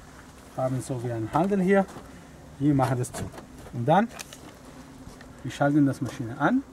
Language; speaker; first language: German; non-native, learner; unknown